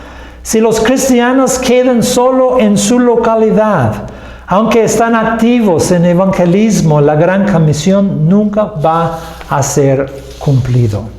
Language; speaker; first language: Spanish; non-native, fluent; English